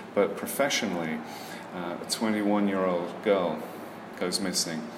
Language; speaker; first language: English; native; English